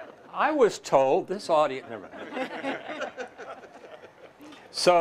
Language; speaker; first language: English; native; English